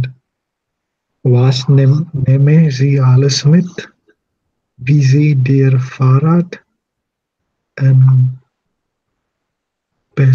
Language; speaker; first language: German; non-native, learner; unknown